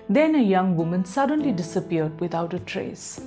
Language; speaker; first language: English; non-native, local second language; Malayalam